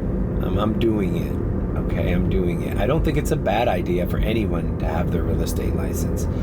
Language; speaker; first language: English; early bilingual, other home language; Spanish